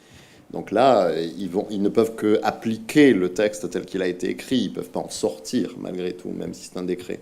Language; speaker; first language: French; native; French